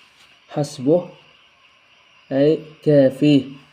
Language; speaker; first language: Arabic; non-native, fluent; Indonesian